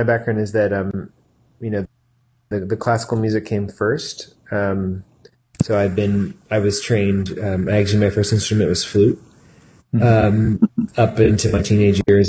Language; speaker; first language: English; native; English